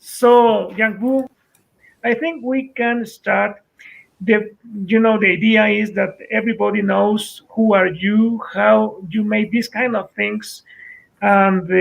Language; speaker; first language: English; non-native, fluent; Spanish